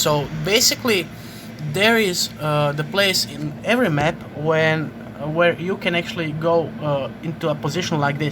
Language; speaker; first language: English; non-native, fluent; Croatian